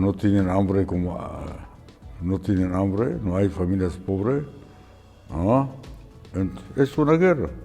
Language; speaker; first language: Spanish; non-native, fluent; Arabic